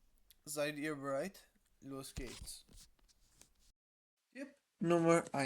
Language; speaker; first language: German; non-native, learner; English